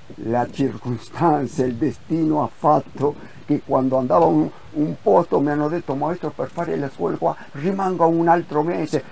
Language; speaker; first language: Italian; non-native, fluent; Spanish